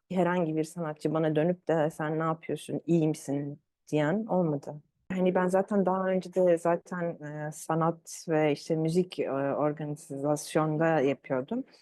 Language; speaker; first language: Turkish; early bilingual, other home language; Arabic